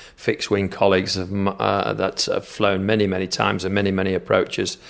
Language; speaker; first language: English; native; English